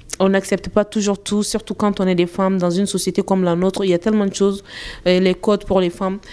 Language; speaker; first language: French; non-native, local second language; Bambara